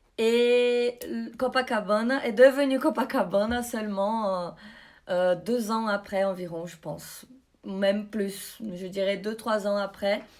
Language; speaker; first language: French; non-native, fluent; Portuguese